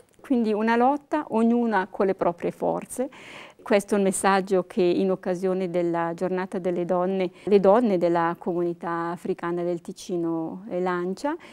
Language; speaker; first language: Italian; native; Italian